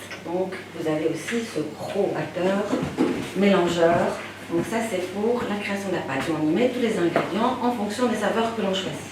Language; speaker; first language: French; native; French